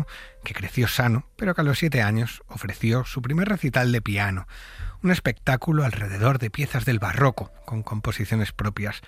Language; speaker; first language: Spanish; native; Spanish